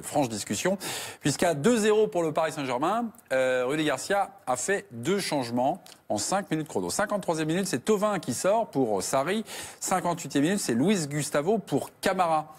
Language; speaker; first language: French; native; French